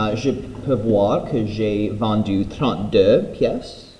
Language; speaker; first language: French; non-native, learner; English